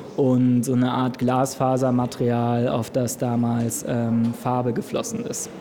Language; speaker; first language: German; native; German